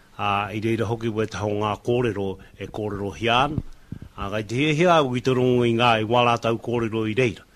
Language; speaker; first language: Māori; native; Māori